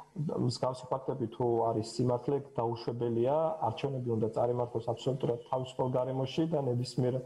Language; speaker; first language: Georgian; native; Georgian